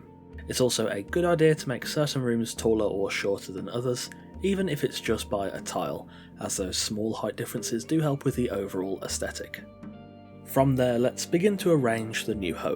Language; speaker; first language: English; native; English